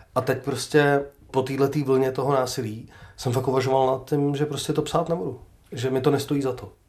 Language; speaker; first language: Czech; native; Czech